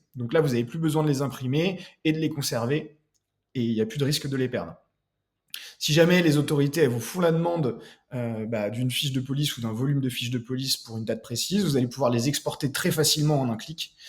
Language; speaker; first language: French; native; French